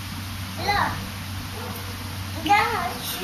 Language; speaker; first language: Hebrew; early bilingual, heritage; Hebrew